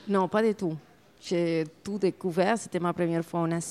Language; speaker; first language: French; non-native, fluent; Spanish